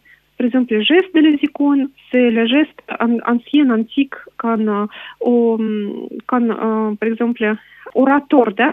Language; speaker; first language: French; non-native, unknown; Russian